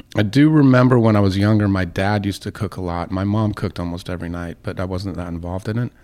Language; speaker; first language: English; native; English